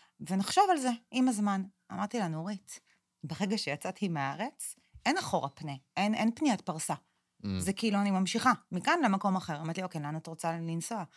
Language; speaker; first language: Hebrew; native; Hebrew